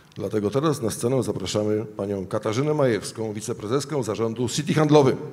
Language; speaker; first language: Polish; native; Polish